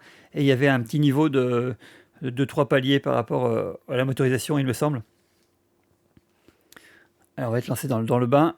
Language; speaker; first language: French; native; French